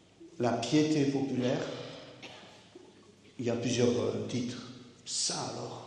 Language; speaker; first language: French; native; French